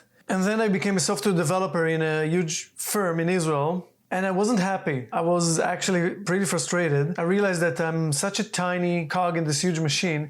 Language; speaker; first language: English; non-native, fluent; Hebrew